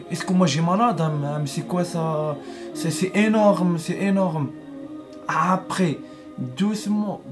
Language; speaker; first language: French; non-native, learner; Arabic